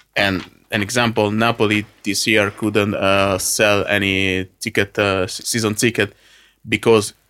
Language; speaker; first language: English; non-native, fluent; Italian